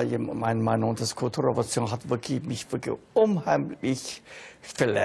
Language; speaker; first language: German; non-native, fluent; Chinese